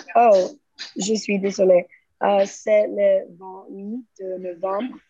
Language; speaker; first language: French; non-native, learner; Spanish